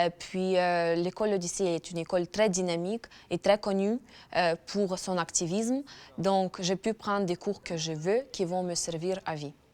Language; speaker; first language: French; non-native, fluent; Ukrainian